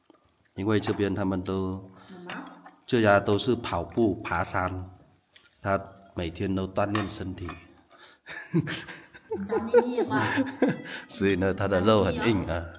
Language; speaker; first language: Chinese; non-native, learner; Vietnamese